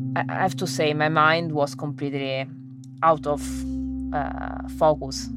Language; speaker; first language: English; non-native, fluent; Italian